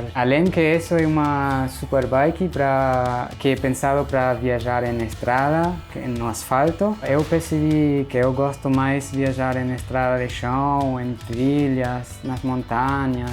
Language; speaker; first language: Portuguese; non-native, fluent; German